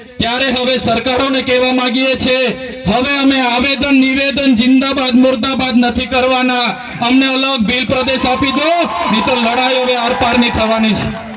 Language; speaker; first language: Gujarati; non-native, local second language; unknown